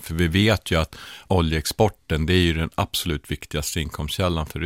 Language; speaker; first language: Swedish; native; Swedish